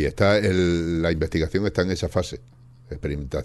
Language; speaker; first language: Spanish; native; Spanish